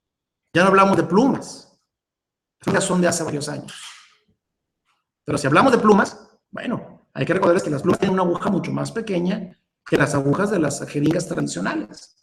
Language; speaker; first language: Spanish; native; Spanish